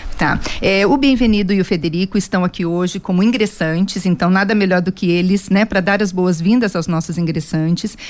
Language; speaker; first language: Portuguese; native; Portuguese